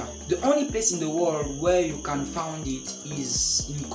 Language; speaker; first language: English; non-native, fluent; French